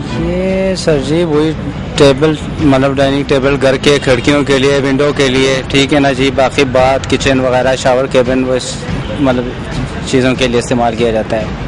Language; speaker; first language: Urdu; non-native, local second language; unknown